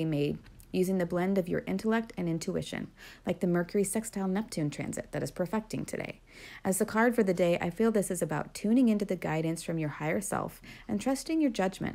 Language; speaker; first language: English; native; English